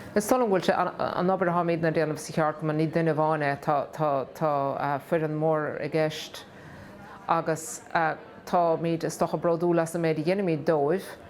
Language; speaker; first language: Irish; native; Irish